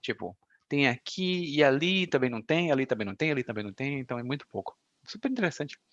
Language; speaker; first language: Portuguese; native; Portuguese